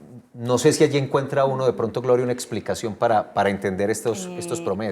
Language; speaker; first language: Spanish; native; Spanish